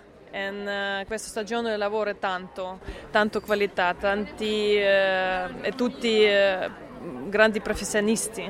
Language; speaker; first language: Italian; non-native, learner; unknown